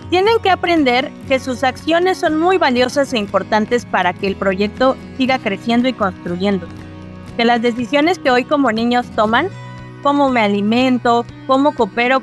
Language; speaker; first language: Spanish; native; Spanish